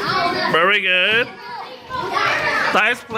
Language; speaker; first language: English; non-native, fluent; Korean